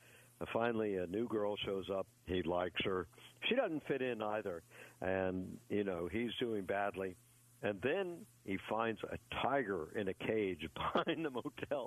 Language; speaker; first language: English; native; English